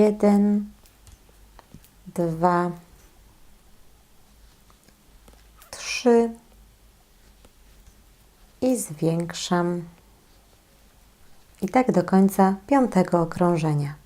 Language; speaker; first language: Polish; native; Polish